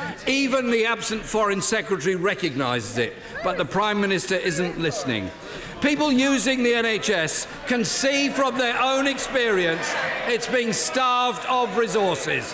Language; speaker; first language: English; native; English